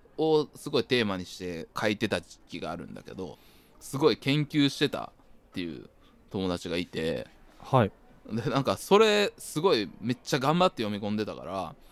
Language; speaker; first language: Japanese; native; Japanese